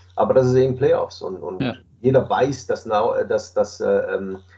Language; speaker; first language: German; native; German